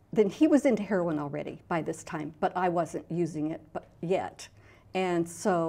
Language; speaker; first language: English; native; English